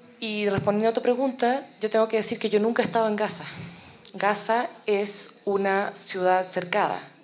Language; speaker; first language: Spanish; native; Spanish